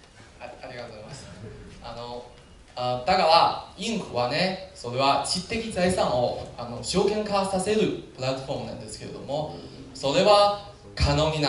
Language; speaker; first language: Japanese; non-native, learner; Chinese